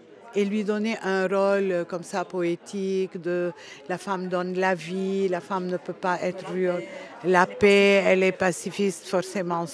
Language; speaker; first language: French; non-native, local second language; Arabic